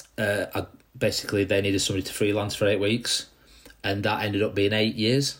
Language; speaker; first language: English; native; English